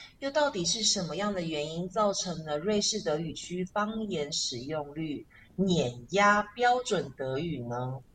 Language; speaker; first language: Chinese; native; Chinese